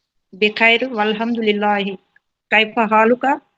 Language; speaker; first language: Arabic; non-native, learner; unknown